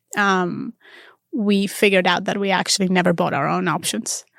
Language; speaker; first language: English; non-native, fluent; Armenian